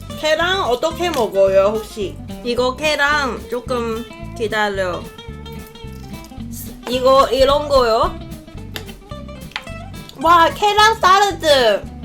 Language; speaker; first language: Korean; non-native, learner; Cantonese